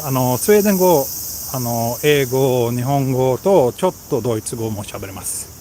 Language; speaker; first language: Japanese; non-native, learner; Swedish